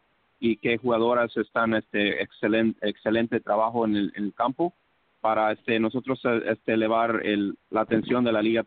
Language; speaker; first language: Spanish; early bilingual, heritage; English